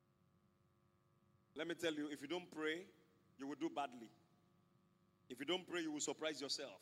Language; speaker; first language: English; non-native, local second language; Yoruba